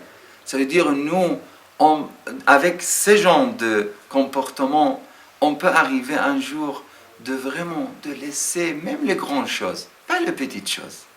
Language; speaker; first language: French; non-native, fluent; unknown